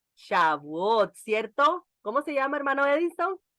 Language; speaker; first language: Spanish; native; Spanish